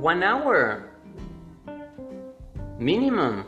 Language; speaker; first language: English; non-native, fluent; Spanish